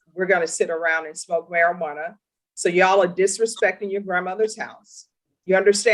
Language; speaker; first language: English; native; English